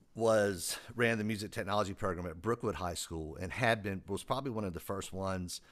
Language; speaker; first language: English; native; English